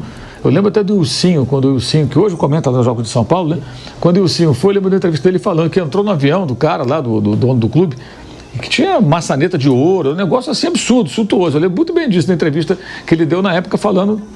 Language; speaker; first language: Portuguese; native; Portuguese